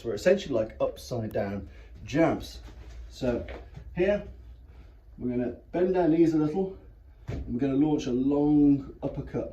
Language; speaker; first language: English; native; English